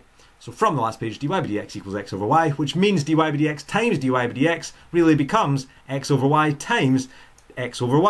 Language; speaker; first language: English; native; English